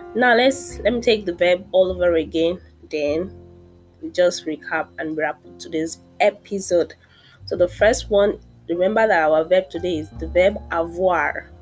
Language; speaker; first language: English; non-native, local second language; Yoruba